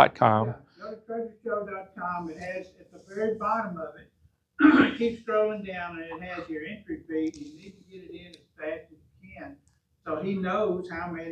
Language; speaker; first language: English; native; English